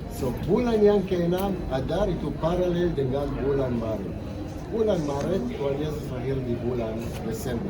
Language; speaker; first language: Indonesian; non-native, fluent; Hebrew